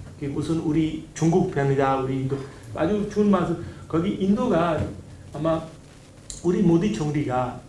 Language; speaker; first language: Korean; non-native, learner; Hindi